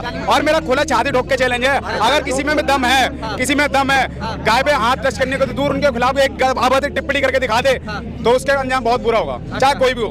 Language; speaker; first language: Hindi; native; Hindi